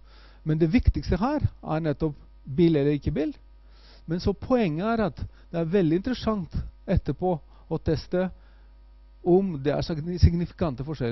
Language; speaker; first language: Norwegian; non-native, fluent; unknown